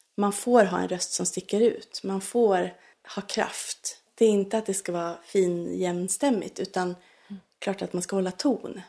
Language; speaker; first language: Swedish; native; Swedish